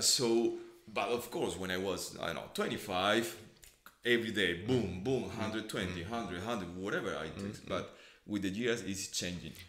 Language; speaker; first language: English; non-native, fluent; Spanish